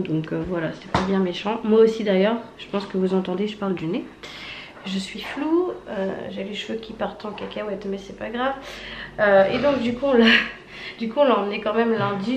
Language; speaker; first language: French; native; French